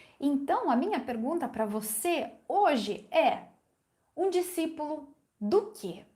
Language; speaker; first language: Portuguese; non-native, fluent; Ukrainian